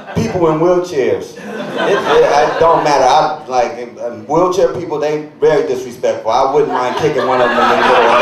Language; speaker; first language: English; native; English